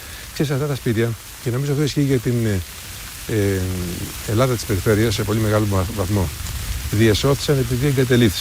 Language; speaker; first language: Greek; native; Greek